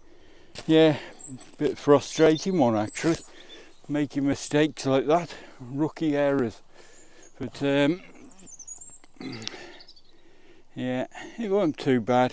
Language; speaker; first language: English; native; English